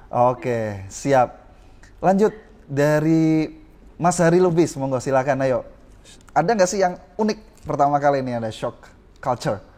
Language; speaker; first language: Indonesian; native; Indonesian